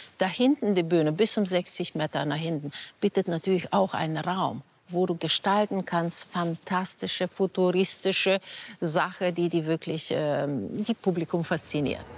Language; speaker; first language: German; non-native, fluent; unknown